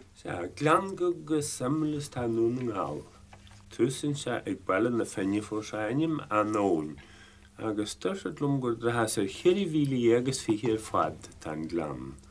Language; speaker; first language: Irish; native; Irish